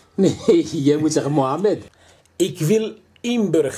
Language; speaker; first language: Dutch; non-native, fluent; Arabic